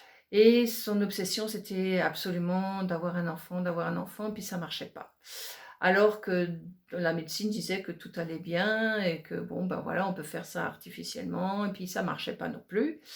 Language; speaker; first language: French; native; French